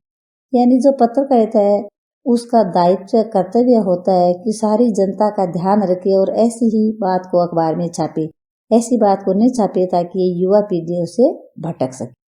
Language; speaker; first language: Hindi; native; Hindi